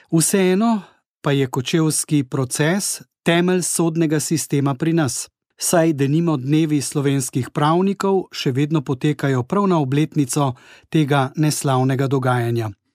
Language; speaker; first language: Slovenian; native; Slovenian